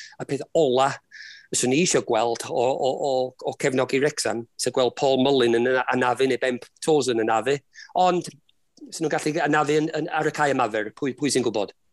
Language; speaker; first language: Welsh; native; Welsh